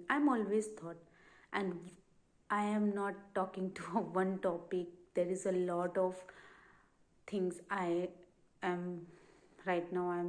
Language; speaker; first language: English; non-native, learner; Hindi